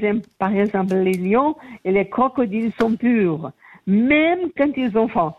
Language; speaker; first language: French; non-native, learner; Portuguese